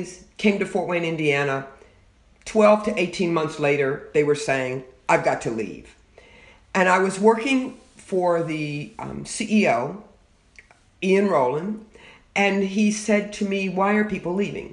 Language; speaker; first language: English; native; English